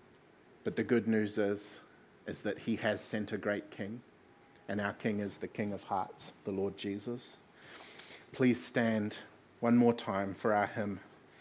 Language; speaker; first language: English; native; English